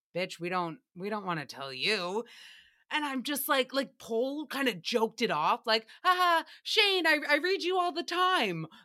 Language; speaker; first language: English; early bilingual, other home language; Armenian